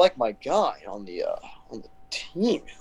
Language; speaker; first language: English; native; English